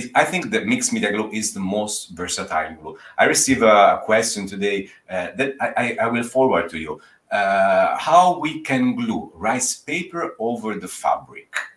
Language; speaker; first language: English; non-native, fluent; Italian